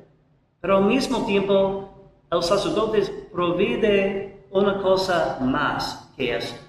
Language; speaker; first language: Spanish; non-native, learner; English